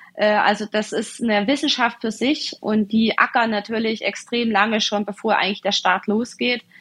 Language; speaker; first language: German; native; German